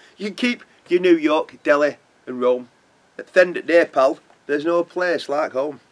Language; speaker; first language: English; native; English